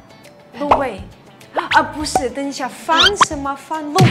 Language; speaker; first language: Chinese; non-native, learner; Ukrainian